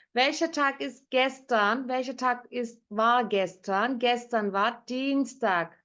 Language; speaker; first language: German; non-native, fluent; Turkish